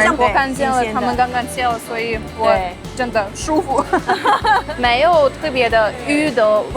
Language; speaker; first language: Chinese; non-native, fluent; Russian